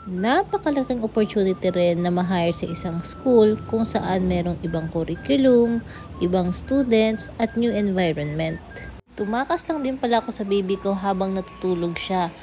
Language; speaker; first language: Filipino; non-native, local second language; Masbatenyo